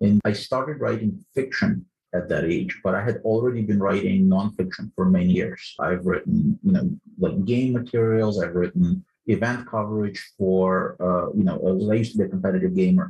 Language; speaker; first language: English; non-native, fluent; Ukrainian